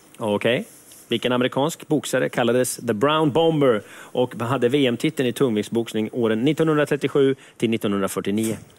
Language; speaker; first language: Swedish; native; Swedish